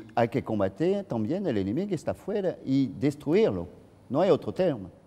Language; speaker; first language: Spanish; non-native, fluent; French